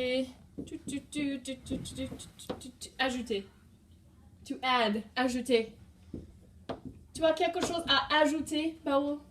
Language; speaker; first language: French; non-native, fluent; English